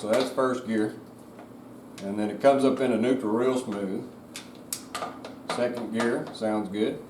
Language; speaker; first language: English; native; English